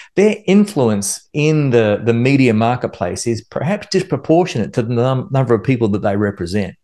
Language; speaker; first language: English; native; English